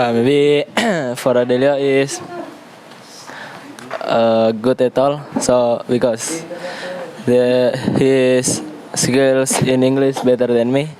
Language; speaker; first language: English; non-native, learner; Indonesian